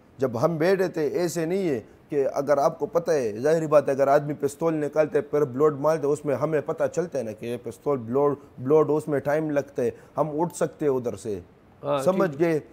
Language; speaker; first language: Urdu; non-native, local second language; Pashto